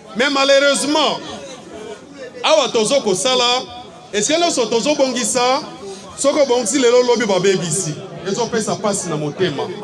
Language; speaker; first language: Lingala; native; Lingala